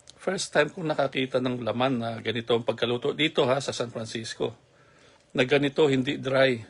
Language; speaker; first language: Filipino; non-native, local second language; Cebuano